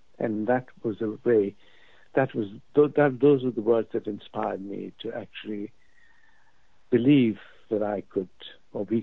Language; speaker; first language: English; non-native, local second language; Urdu